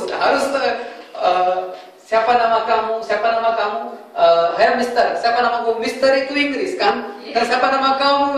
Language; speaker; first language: Indonesian; non-native, fluent; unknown